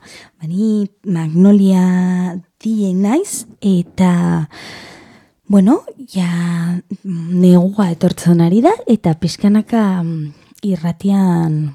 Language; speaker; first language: Basque; non-native, learner; Spanish